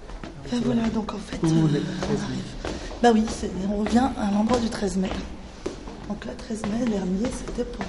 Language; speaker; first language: French; native; French